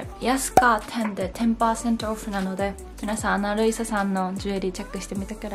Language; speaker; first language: Japanese; native; Japanese